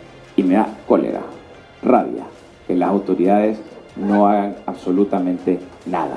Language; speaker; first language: Spanish; native; Spanish